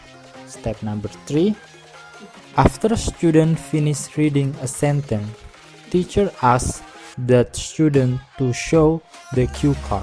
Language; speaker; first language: English; non-native, learner; Indonesian